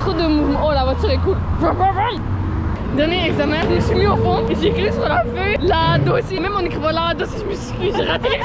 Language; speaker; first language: French; native; French